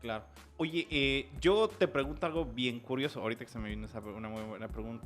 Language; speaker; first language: Spanish; native; Spanish